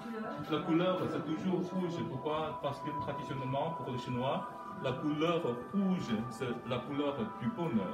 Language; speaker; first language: French; non-native, fluent; Chinese